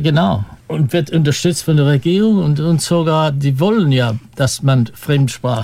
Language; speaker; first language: German; early bilingual, heritage; German